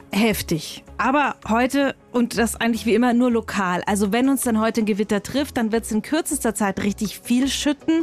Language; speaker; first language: German; native; German